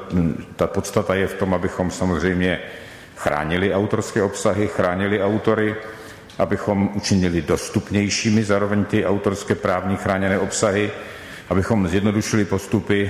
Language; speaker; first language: Czech; native; Czech